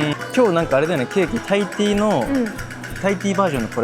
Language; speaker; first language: Japanese; native; Japanese